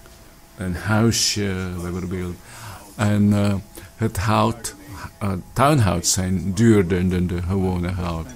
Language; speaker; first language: Dutch; non-native, learner; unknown